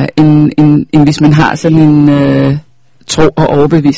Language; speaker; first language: Danish; non-native, fluent; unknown